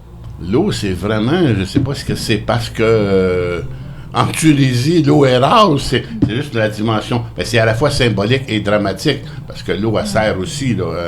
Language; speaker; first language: French; native; French